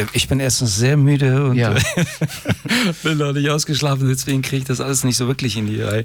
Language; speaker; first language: German; early bilingual, other home language; Persian